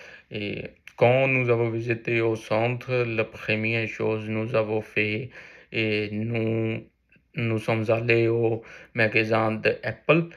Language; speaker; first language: French; non-native, learner; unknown